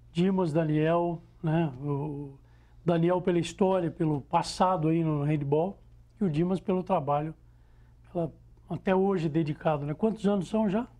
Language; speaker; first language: Portuguese; native; Portuguese